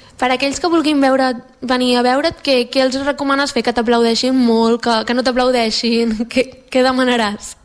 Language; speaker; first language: Catalan; native; Catalan